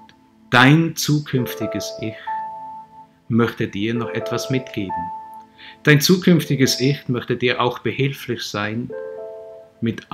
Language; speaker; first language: German; native; German